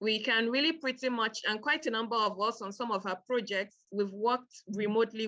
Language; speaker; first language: English; non-native, local second language; Yoruba